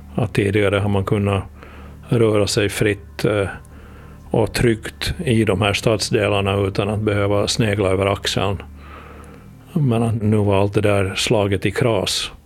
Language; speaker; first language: Swedish; native; Swedish